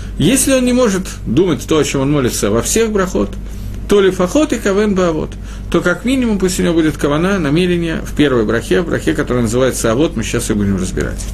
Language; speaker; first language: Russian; native; Russian